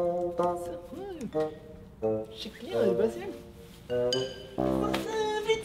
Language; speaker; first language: Norwegian; native; Norwegian